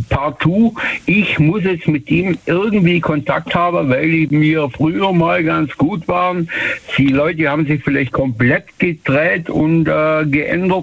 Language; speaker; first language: German; native; German